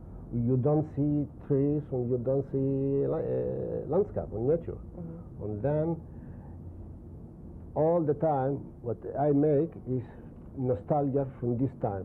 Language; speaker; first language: English; non-native, learner; Spanish